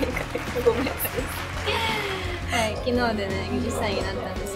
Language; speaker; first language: Japanese; native; Japanese